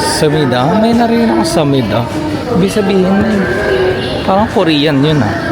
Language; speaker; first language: Filipino; native; Filipino